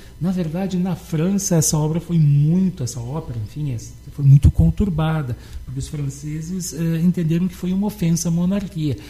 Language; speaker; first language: Portuguese; native; Portuguese